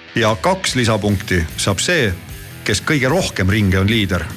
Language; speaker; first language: Estonian; native; Estonian